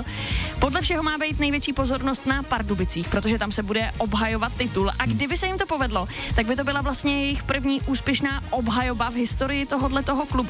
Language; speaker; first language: Czech; native; Czech